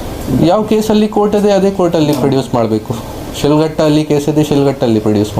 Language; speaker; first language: Kannada; non-native, fluent; Hindi